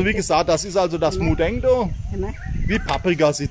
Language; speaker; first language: German; native; German